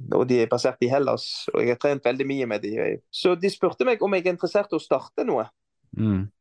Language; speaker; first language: Norwegian; non-native, fluent; Arabic